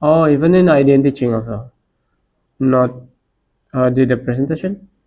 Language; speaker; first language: English; non-native, learner; Indonesian